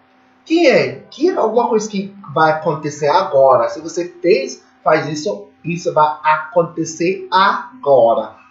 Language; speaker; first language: Portuguese; non-native, fluent; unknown